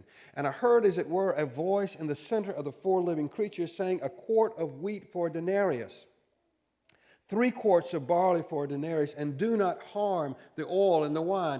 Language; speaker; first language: English; native; English